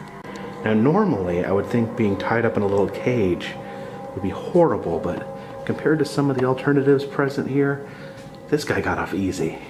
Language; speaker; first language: English; native; English